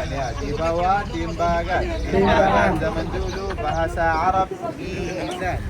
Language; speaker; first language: Indonesian; non-native, learner; Arabic